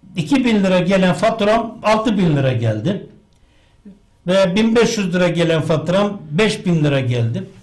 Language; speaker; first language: Turkish; native; Turkish